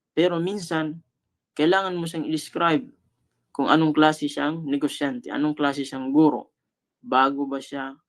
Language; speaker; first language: Filipino; non-native, local second language; Cebuano